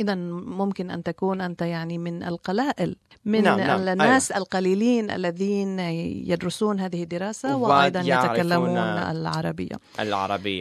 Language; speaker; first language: Arabic; native; Arabic